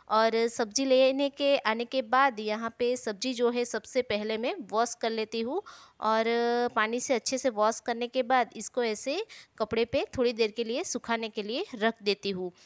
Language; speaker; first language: Hindi; non-native, local second language; Gujarati